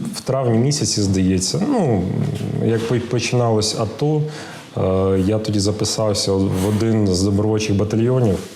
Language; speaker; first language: Ukrainian; non-native, local second language; Russian